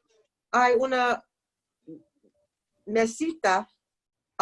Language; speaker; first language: Spanish; non-native, learner; English